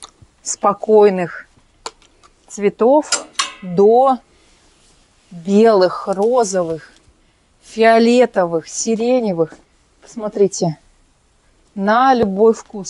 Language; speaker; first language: Russian; native; Russian